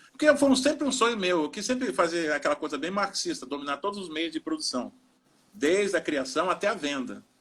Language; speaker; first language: Portuguese; native; Portuguese